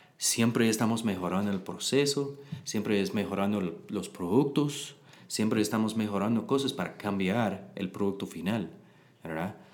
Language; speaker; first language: Spanish; non-native, learner; English